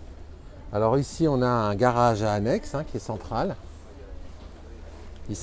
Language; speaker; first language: French; native; French